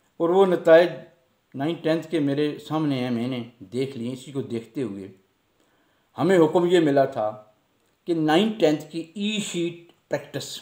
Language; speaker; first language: Urdu; non-native, local second language; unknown